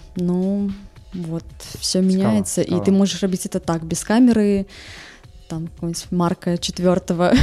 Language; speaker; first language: Belarusian; native; Belarusian